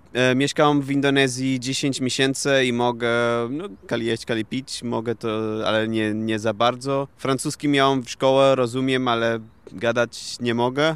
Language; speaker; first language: Polish; non-native, learner; Portuguese